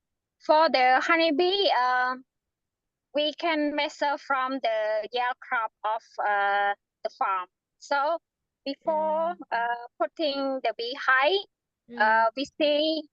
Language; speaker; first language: English; non-native, fluent; Khmer